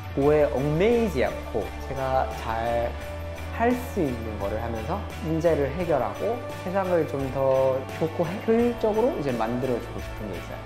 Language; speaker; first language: Korean; non-native, fluent; English